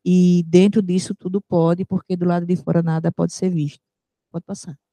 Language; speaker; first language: Portuguese; native; Portuguese